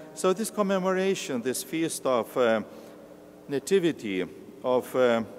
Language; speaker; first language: English; non-native, learner; Lithuanian